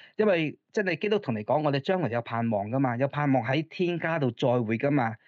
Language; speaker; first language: Cantonese; early bilingual, other home language; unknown